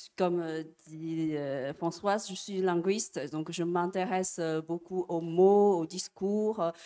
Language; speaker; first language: French; non-native, fluent; Chinese